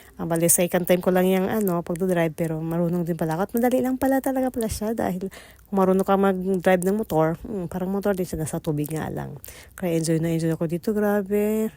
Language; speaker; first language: Filipino; non-native, local second language; Cebuano